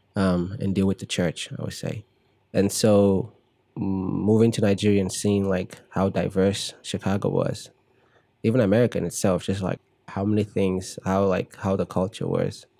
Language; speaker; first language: English; early bilingual, other home language; Igbo